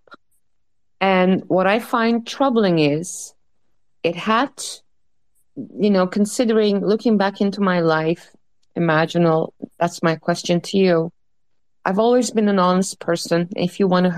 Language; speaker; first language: English; non-native, fluent; Dutch